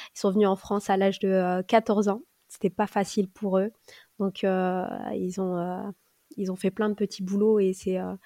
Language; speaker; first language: French; native; French